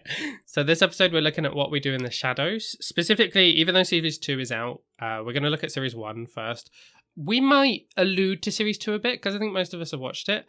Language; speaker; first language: English; native; English